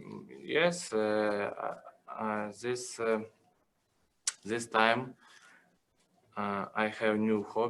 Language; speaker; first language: English; non-native, learner; Russian